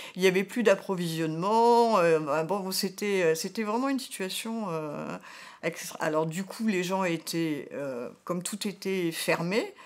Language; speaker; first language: French; native; French